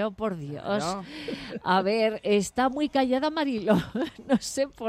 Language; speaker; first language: Spanish; native; Spanish